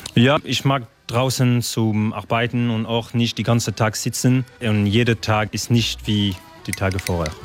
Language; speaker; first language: German; non-native, learner; French